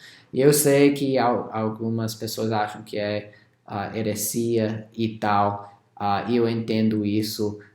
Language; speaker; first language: Portuguese; non-native, fluent; English